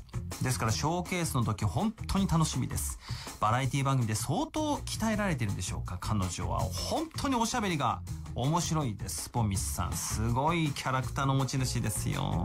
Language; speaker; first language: Japanese; native; Japanese